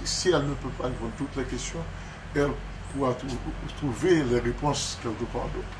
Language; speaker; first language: French; non-native, local second language; Haitian Creole